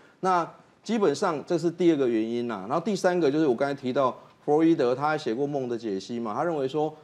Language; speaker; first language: Chinese; native; Chinese